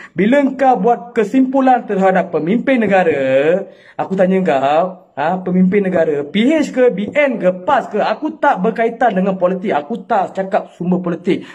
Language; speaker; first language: Malay; non-native, local second language; Tamil